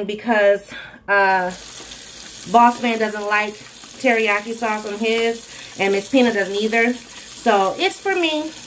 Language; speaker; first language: English; native; English